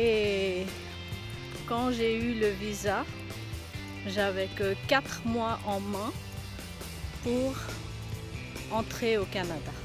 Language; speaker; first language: French; non-native, fluent; Bangla